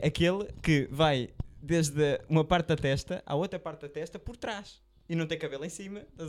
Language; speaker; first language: Portuguese; native; Portuguese